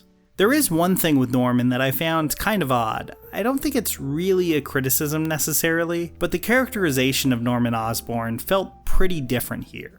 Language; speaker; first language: English; native; English